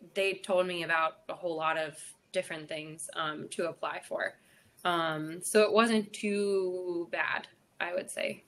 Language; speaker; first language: English; native; English